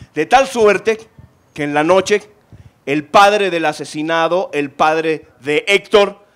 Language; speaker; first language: Spanish; native; Spanish